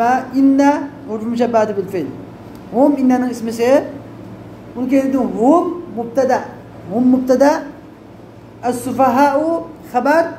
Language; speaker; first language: Arabic; non-native, fluent; Uyghur